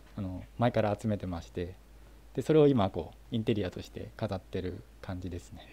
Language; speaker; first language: Japanese; native; Japanese